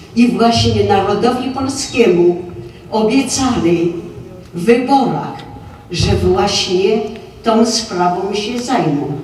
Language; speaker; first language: Polish; native; Polish